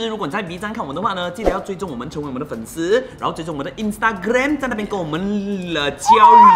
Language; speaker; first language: Chinese; native; Chinese